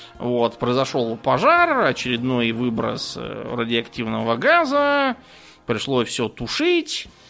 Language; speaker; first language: Russian; native; Russian